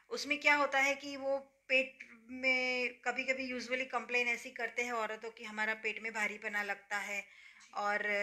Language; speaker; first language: Hindi; non-native, local second language; Gujarati